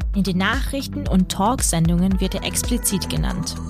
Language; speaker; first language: German; early bilingual, other home language; Russian